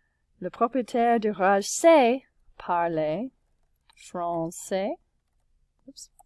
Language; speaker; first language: French; non-native, fluent; English